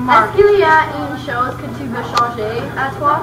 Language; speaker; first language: French; non-native, learner; English